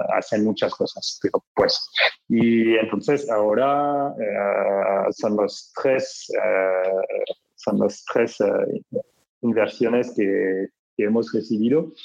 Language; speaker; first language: Spanish; non-native, learner; French